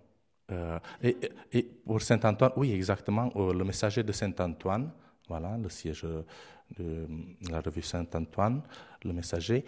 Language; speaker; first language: French; non-native, fluent; Romanian